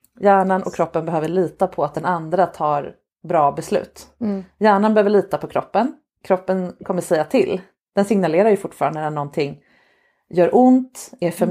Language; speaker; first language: Swedish; native; Swedish